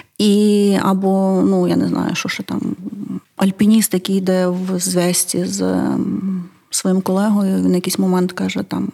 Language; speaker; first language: Ukrainian; native; Ukrainian